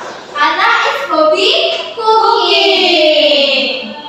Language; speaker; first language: English; non-native, learner; Indonesian